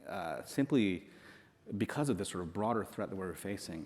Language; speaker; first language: English; native; English